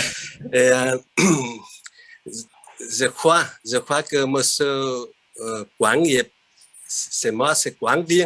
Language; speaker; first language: French; non-native, fluent; Vietnamese